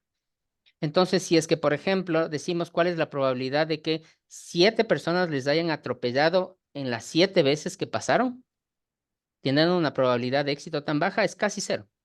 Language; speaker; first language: Spanish; native; Spanish